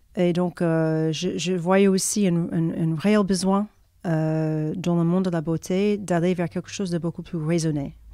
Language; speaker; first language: French; non-native, fluent; English